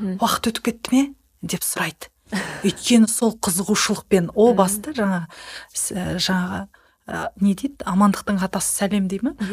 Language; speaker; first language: Kazakh; native; Kazakh